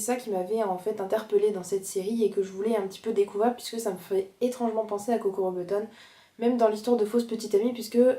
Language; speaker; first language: French; native; French